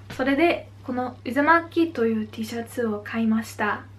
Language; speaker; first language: Japanese; non-native, fluent; Dutch